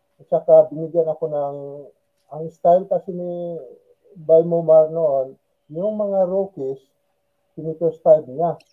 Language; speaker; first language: Filipino; non-native, local second language; Cebuano